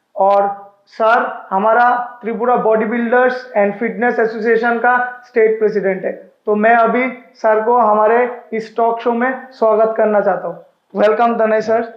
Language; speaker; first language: Hindi; non-native, local second language; Bangla